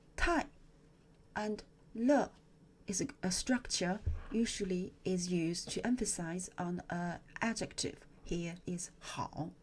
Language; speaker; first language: English; non-native, fluent; Chinese